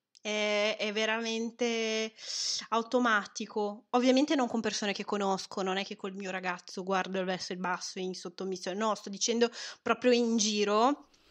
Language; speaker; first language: Italian; non-native, fluent; Portuguese